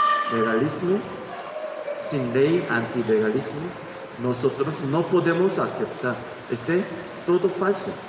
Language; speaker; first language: Spanish; non-native, learner; Korean